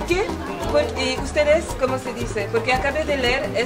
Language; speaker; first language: Spanish; non-native, learner; French